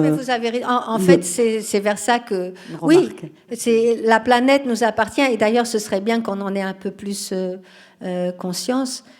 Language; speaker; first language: French; non-native, fluent; Portuguese